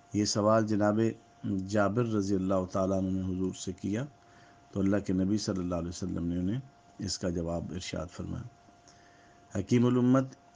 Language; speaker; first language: Urdu; native; Urdu